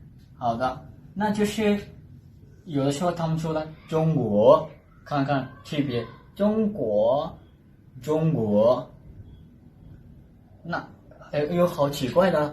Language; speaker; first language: Chinese; non-native, fluent; Urdu